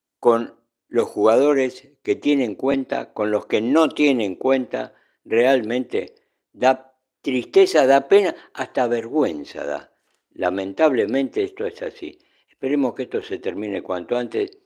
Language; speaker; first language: Spanish; native; Spanish